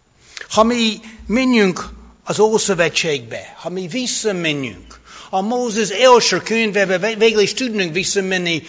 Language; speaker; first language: Hungarian; non-native, fluent; English